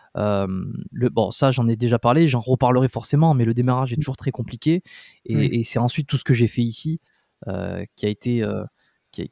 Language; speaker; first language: French; native; French